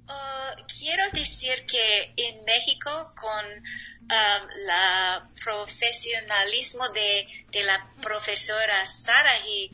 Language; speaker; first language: Spanish; non-native, learner; English